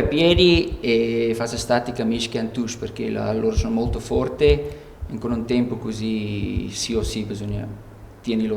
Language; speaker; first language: Italian; non-native, learner; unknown